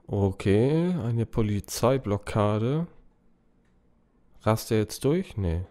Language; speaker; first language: German; native; German